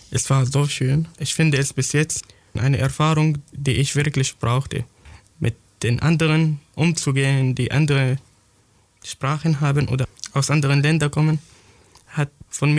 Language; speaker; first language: German; non-native, fluent; Arabic